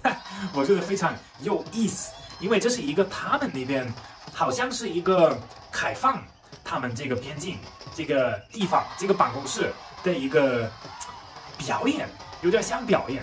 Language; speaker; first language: Chinese; non-native, fluent; German